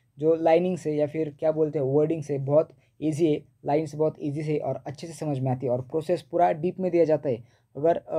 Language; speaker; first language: Hindi; non-native, local second language; Marathi